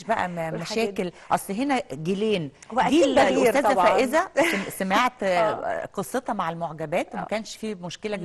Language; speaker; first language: Arabic; native; Arabic